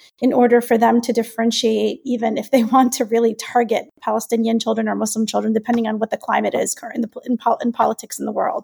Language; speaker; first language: English; native; English